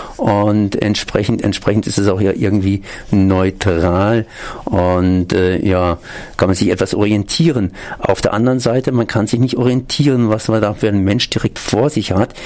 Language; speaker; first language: German; native; German